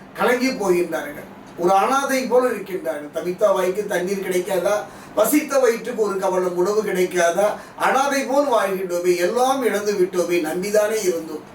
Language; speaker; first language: Tamil; native; Tamil